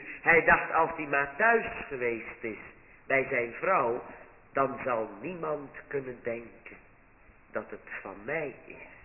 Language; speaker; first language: Dutch; native; Dutch